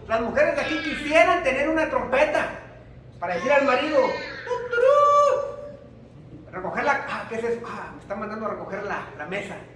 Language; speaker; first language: Spanish; early bilingual, heritage; Spanish